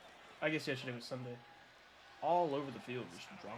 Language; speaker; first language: English; native; English